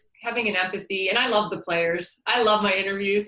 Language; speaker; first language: English; native; English